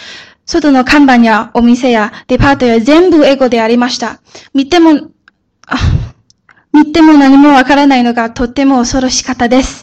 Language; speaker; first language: Japanese; early bilingual, other home language; Chinese